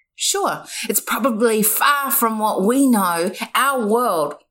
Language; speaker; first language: English; native; English